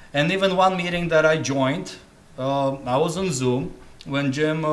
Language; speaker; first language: English; non-native, fluent; Russian